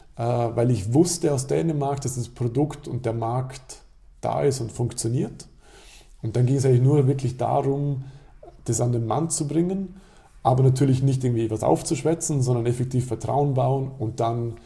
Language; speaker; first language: German; native; German